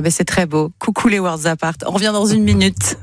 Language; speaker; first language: French; native; French